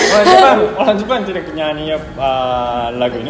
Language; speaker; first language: Indonesian; non-native, fluent; Japanese